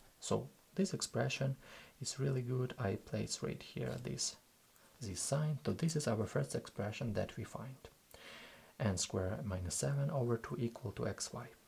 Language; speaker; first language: English; non-native, fluent; Russian